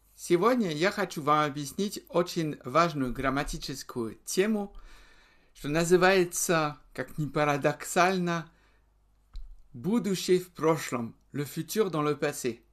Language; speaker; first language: Russian; non-native, fluent; French